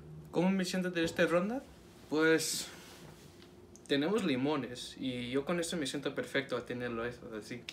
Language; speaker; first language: Spanish; non-native, learner; English